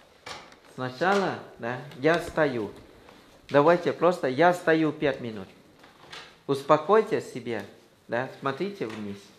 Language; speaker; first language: Russian; non-native, learner; Thai